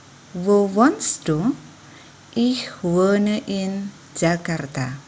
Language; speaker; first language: German; non-native, fluent; Indonesian